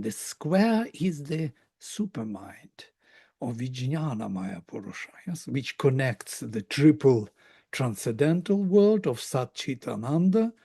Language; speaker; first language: English; non-native, fluent; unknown